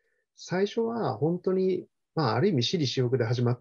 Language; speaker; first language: Japanese; native; Japanese